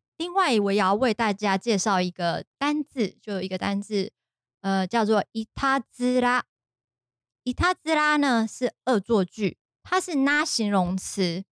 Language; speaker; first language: Chinese; non-native, fluent; Japanese